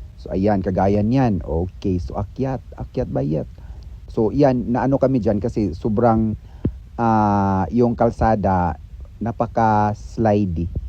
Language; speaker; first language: Filipino; non-native, local second language; Cebuano